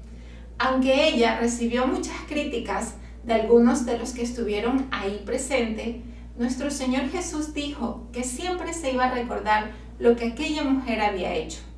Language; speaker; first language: Spanish; native; Spanish